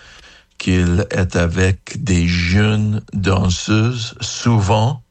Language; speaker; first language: French; non-native, learner; English